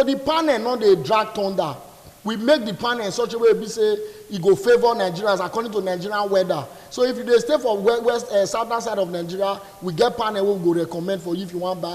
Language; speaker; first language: English; non-native, local second language; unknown